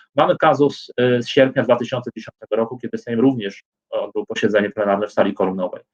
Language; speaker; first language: Polish; native; Polish